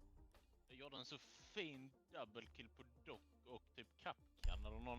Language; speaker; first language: Swedish; native; Swedish